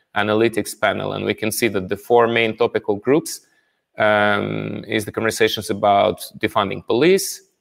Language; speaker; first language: English; non-native, fluent; Russian